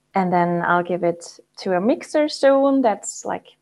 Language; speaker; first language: English; non-native, fluent; German